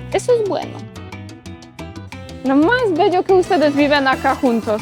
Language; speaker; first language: Spanish; non-native, fluent; Polish